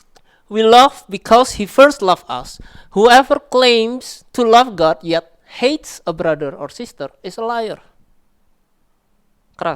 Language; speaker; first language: English; non-native, local second language; Indonesian